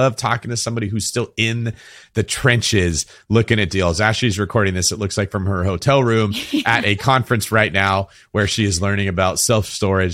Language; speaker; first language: English; native; English